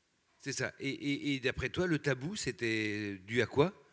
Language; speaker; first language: French; native; French